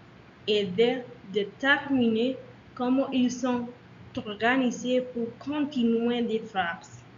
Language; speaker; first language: French; non-native, learner; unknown